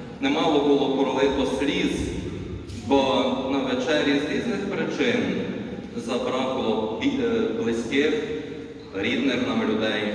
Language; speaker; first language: Ukrainian; native; Ukrainian